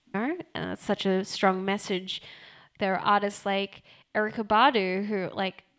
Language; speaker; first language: English; early bilingual, other home language; Japanese